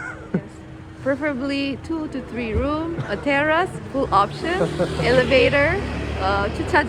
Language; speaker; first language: English; non-native, fluent; Italian